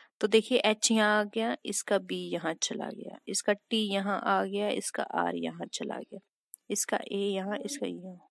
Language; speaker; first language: Hindi; native; Hindi